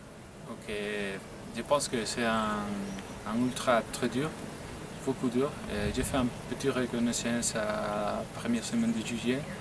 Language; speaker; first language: French; non-native, learner; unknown